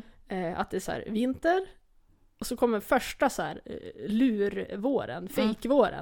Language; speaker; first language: Swedish; native; Swedish